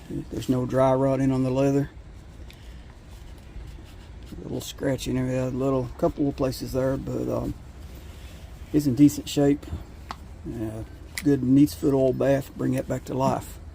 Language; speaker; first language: English; native; English